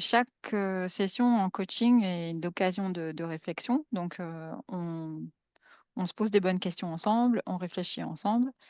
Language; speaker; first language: French; native; French